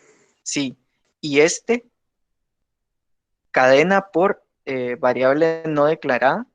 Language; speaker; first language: Spanish; native; Spanish